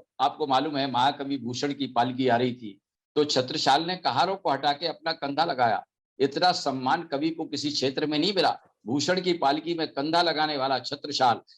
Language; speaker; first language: Hindi; native; Hindi